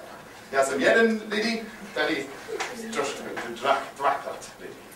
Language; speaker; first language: Czech; non-native, learner; English